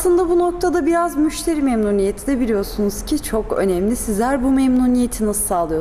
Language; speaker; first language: Turkish; native; Turkish